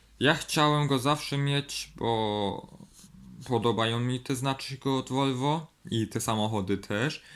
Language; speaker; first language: Polish; early bilingual, heritage; Polish